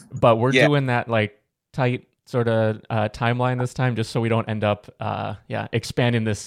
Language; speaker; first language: English; native; English